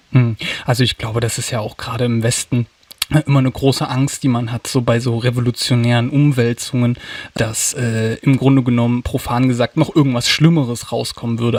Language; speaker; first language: German; native; German